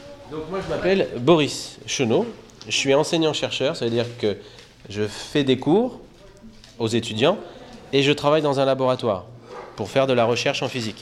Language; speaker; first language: French; native; French